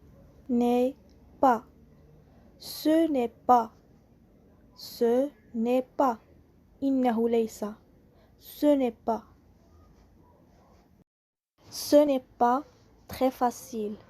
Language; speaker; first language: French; non-native, local second language; Arabic